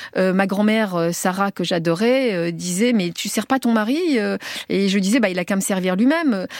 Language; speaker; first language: French; early bilingual, other home language; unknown